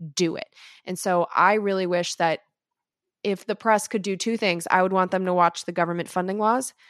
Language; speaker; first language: English; native; English